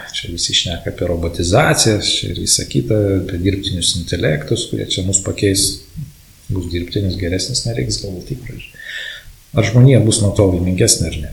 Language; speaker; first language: Lithuanian; native; Lithuanian